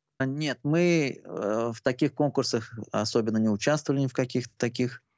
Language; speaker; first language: Russian; non-native, local second language; Azerbaijani